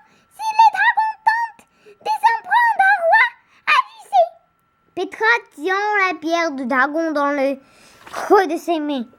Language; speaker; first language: French; native; French